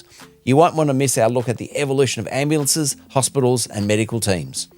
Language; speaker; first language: English; native; English